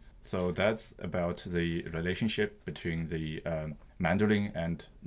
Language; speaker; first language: English; non-native, fluent; Chinese